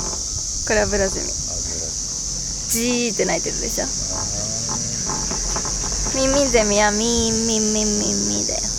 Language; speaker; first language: Japanese; native; Japanese